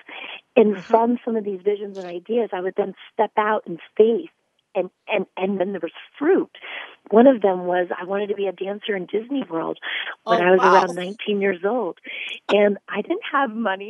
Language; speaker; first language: English; native; English